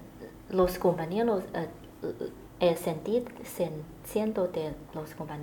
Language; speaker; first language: Spanish; non-native, learner; Chinese